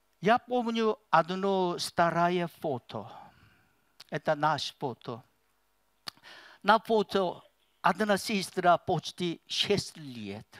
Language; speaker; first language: Russian; non-native, learner; Korean